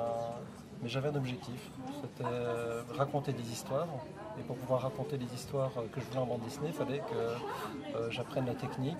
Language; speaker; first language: French; early bilingual, other home language; Korean